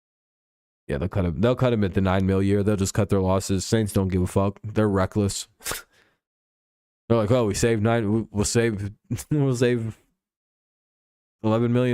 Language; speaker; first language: English; native; English